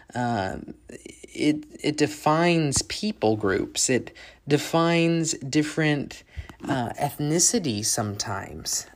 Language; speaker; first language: English; native; English